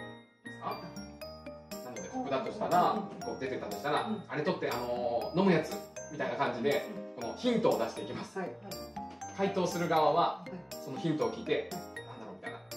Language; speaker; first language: Japanese; native; Japanese